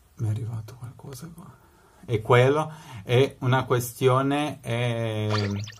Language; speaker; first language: Italian; non-native, fluent; Spanish